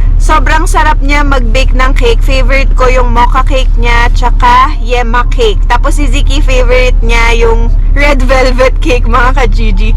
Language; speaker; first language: Filipino; native; Filipino